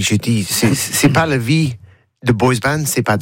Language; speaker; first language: French; non-native, learner; English